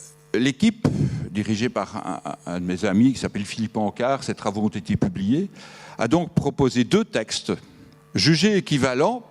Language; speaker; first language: French; native; French